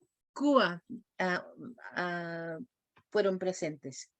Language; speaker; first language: Spanish; non-native, fluent; English